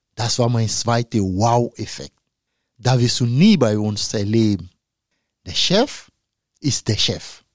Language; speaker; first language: German; non-native, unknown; Dyula